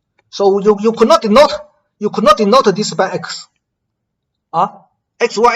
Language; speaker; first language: English; non-native, fluent; Chinese